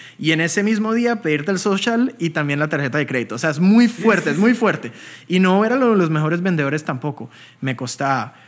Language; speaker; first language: Spanish; early bilingual, heritage; Spanish